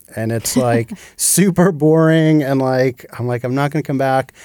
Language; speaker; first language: English; native; English